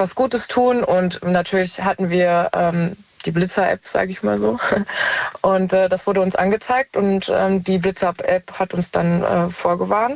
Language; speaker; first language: German; native; German